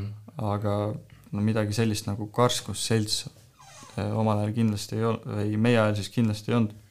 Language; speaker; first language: Estonian; native; Estonian